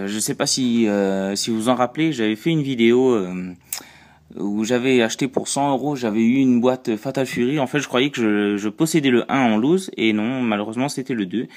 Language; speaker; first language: French; native; French